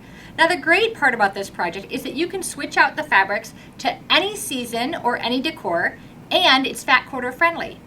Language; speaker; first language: English; native; English